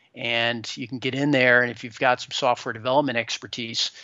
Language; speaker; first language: English; native; English